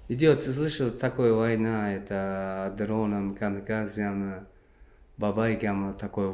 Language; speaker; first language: Russian; non-native, learner; Uzbek